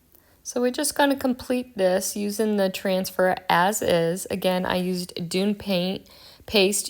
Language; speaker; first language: English; native; English